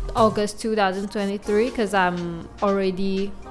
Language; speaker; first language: English; non-native, local second language; Chinese